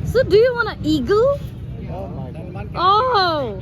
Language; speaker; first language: English; non-native, local second language; Punjabi